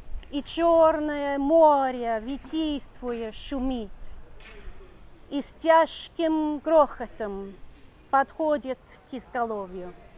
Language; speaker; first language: Russian; non-native, fluent; English